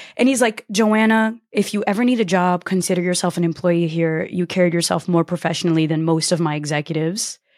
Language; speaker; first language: English; early bilingual, other home language; Portuguese